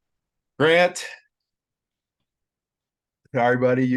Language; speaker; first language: English; native; English